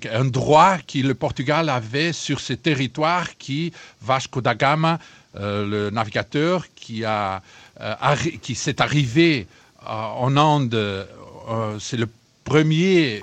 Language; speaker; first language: French; non-native, fluent; Portuguese